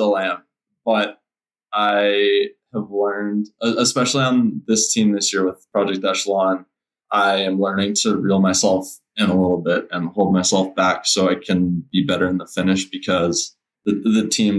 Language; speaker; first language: English; native; English